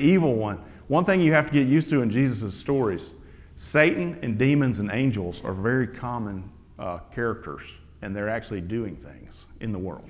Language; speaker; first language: English; native; English